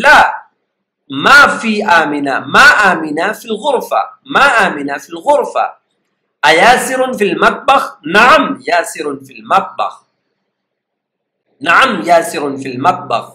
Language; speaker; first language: Arabic; non-native, fluent; Urdu